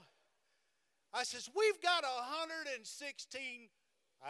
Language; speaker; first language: English; native; English